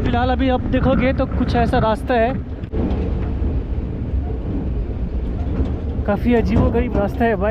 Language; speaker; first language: Hindi; native; Hindi